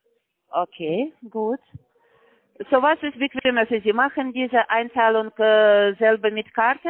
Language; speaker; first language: German; non-native, learner; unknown